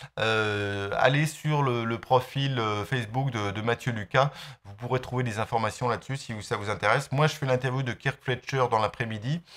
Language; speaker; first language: French; native; French